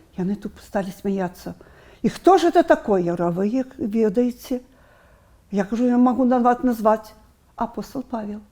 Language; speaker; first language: Belarusian; non-native, local second language; Russian